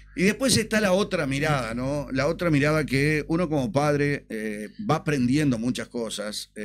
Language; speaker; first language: Spanish; native; Spanish